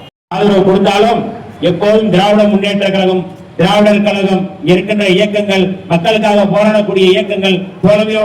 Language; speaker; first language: Tamil; native; Tamil